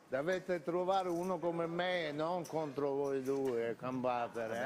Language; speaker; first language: Italian; non-native, learner; Russian